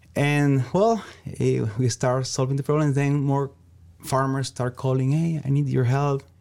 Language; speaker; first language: English; non-native, learner; Spanish